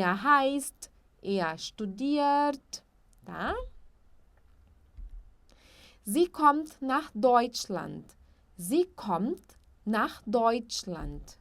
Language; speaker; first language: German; non-native, fluent; Portuguese